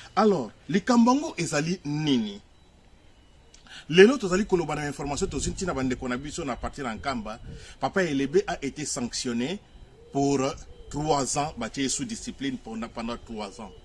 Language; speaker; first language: Lingala; non-native, local second language; Kongo